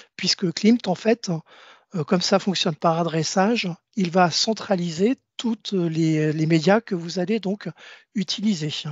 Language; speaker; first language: French; native; French